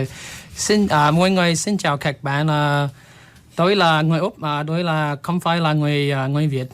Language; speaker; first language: Vietnamese; non-native, learner; English